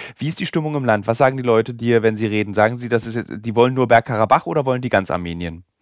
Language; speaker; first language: German; native; German